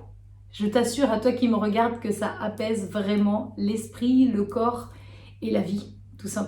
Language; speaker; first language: French; native; French